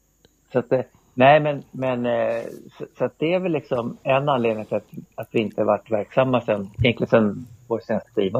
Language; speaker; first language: Swedish; native; Swedish